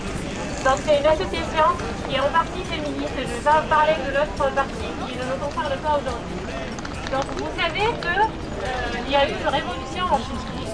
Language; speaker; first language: French; non-native, local second language; Arabic